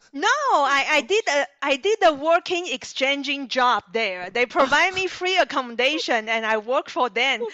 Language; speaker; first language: English; non-native, learner; Chinese